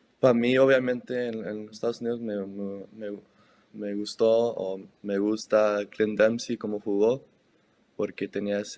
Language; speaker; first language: Spanish; early bilingual, heritage; Spanish